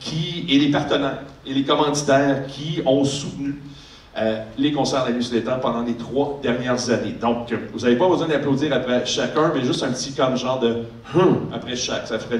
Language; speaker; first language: French; native; French